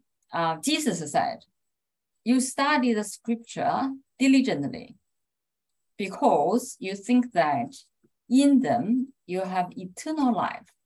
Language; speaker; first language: English; non-native, fluent; Chinese